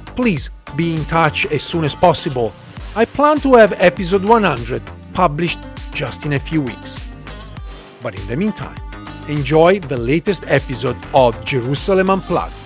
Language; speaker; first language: English; non-native, fluent; Italian